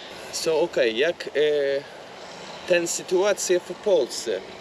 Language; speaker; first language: Polish; non-native, learner; Turkish